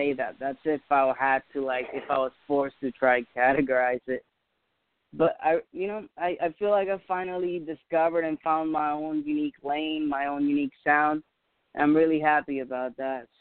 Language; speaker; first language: English; non-native, fluent; Spanish